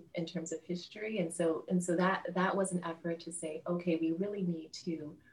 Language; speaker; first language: English; native; English